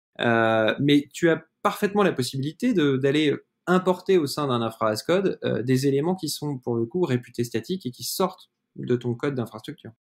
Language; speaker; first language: French; native; French